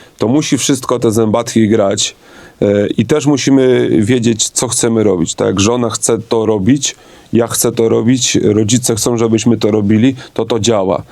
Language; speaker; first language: Polish; native; Polish